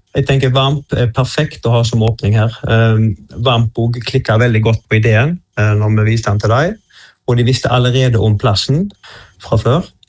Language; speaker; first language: Norwegian; native; Norwegian